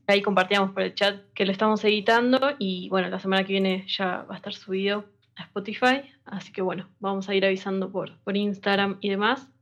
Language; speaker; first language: Spanish; native; Spanish